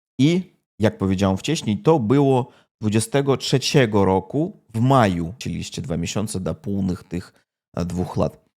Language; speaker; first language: Polish; non-native, learner; Russian